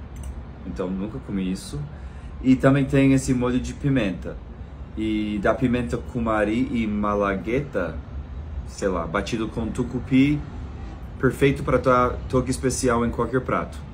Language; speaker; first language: Portuguese; non-native, fluent; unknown